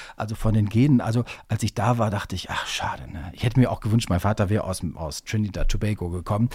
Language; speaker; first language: German; native; German